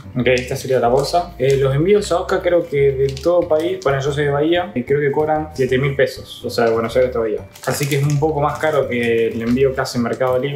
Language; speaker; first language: Spanish; native; Spanish